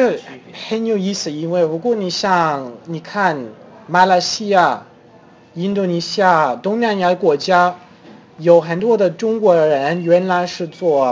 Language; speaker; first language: Chinese; non-native, fluent; English